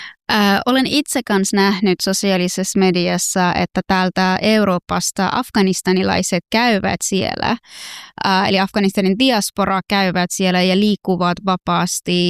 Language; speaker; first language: Finnish; non-native, fluent; Persian